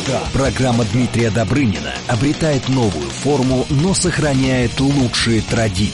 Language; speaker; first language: Russian; native; Russian